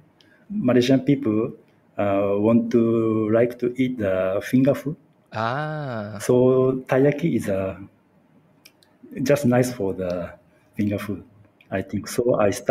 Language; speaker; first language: English; non-native, learner; Japanese